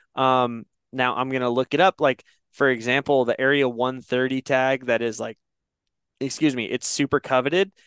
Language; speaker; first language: English; native; English